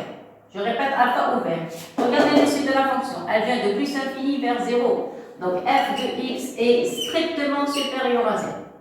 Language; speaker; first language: French; non-native, local second language; Arabic